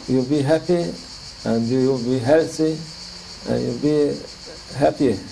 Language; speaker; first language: English; non-native, learner; Turkish